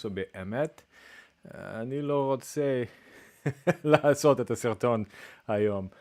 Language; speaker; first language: Hebrew; non-native, learner; English